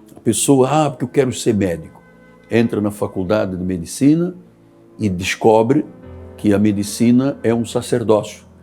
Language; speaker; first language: Portuguese; native; Portuguese